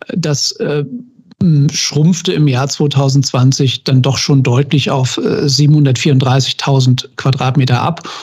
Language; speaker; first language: German; native; German